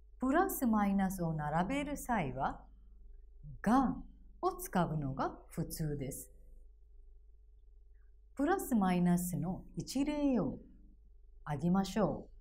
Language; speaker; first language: Japanese; non-native, fluent; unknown